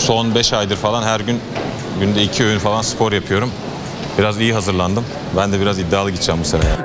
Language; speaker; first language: Turkish; native; Turkish